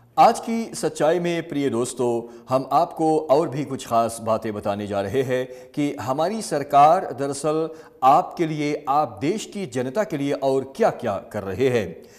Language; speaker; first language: Hindi; early bilingual, heritage; Hindi